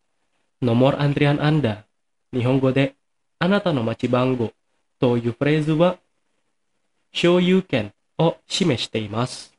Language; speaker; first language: Japanese; non-native, fluent; Indonesian